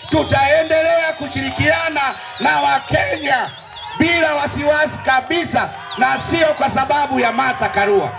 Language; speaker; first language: Swahili; native; Swahili